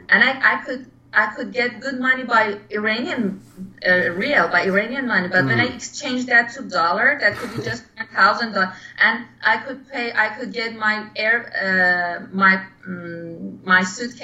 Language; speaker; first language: English; non-native, learner; Persian